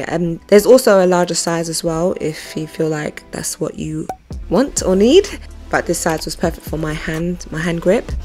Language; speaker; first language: English; native; English